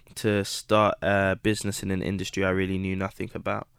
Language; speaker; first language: English; native; English